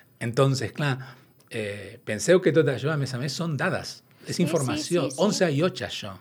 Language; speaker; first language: Catalan; non-native, local second language; Spanish